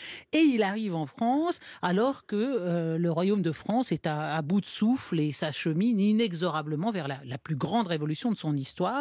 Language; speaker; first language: French; native; French